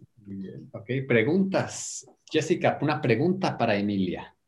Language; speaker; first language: Spanish; native; Spanish